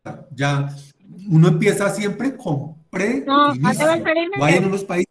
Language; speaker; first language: Spanish; native; Spanish